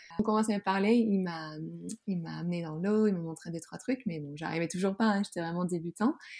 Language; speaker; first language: French; non-native, fluent; Dutch